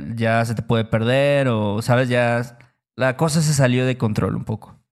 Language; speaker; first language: Spanish; native; Spanish